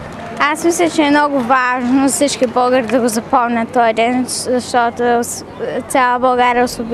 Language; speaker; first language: Bulgarian; early bilingual, heritage; Bulgarian